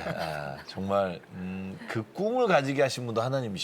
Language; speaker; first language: Korean; native; Korean